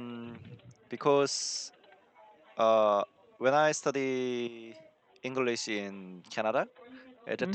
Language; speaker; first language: English; non-native, learner; Korean